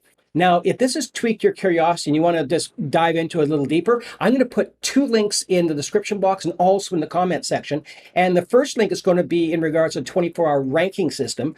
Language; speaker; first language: English; native; English